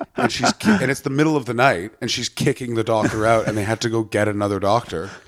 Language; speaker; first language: English; native; English